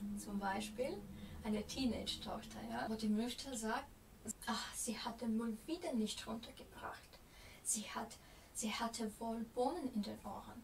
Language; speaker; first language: German; non-native, fluent; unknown